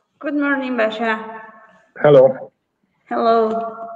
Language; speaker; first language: English; non-native, learner; Spanish